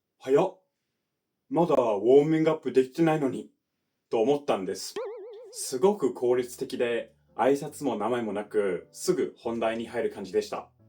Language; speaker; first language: Japanese; non-native, fluent; English